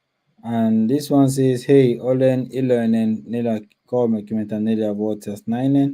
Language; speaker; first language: Finnish; non-native, learner; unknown